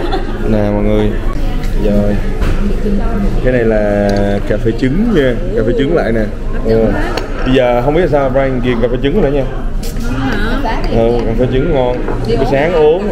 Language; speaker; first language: Vietnamese; early bilingual, heritage; Vietnamese